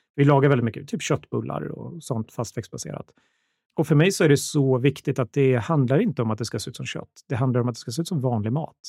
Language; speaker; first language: Swedish; native; Swedish